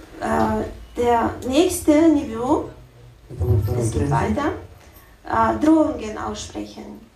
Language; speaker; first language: German; non-native, learner; Russian